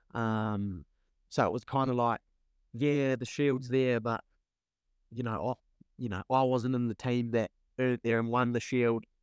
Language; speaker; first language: English; native; English